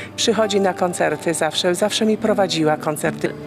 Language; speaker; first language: Polish; native; Polish